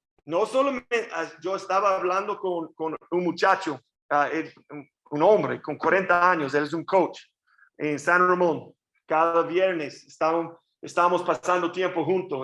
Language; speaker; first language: Spanish; non-native, learner; English